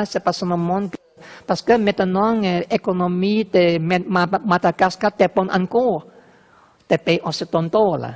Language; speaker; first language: French; non-native, learner; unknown